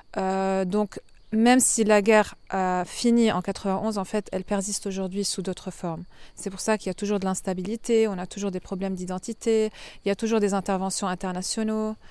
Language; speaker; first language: French; non-native, fluent; Arabic